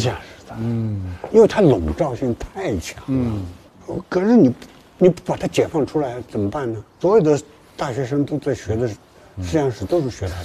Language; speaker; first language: Chinese; native; Chinese